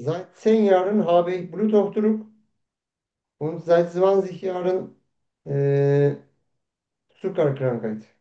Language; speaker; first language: German; non-native, learner; Turkish